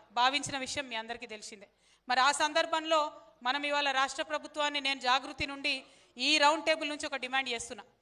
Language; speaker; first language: Telugu; native; Telugu